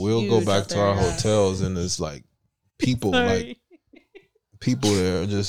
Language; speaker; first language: English; early bilingual, other home language; Italian